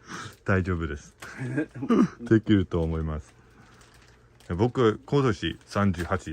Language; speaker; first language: Japanese; non-native, learner; English